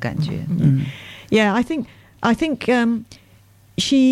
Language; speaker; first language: Chinese; non-native, learner; English